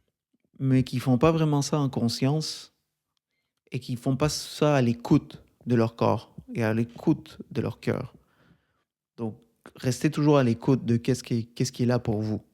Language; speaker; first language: French; native; French